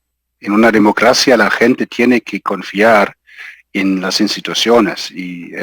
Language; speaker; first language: Spanish; non-native, fluent; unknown